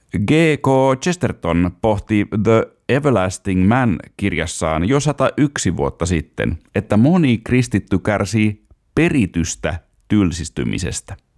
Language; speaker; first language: Finnish; native; Finnish